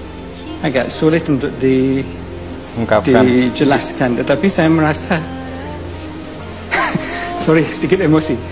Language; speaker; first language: Indonesian; non-native, fluent; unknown